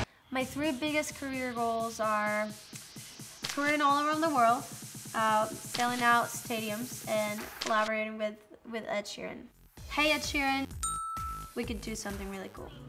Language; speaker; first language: English; non-native, fluent; Spanish